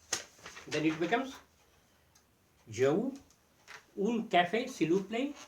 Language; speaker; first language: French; non-native, learner; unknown